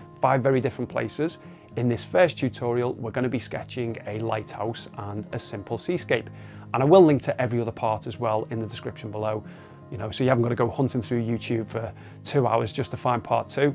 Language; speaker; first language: English; native; English